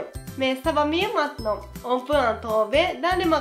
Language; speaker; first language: French; non-native, fluent; Japanese